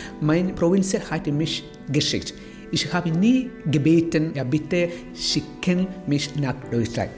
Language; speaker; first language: German; non-native, learner; Malayalam